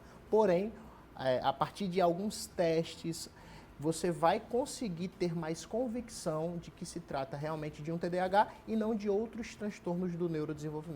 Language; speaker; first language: Portuguese; native; Portuguese